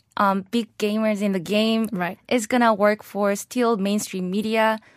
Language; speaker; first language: English; non-native, fluent; Korean